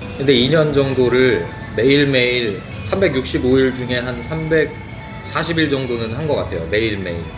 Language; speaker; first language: Korean; native; Korean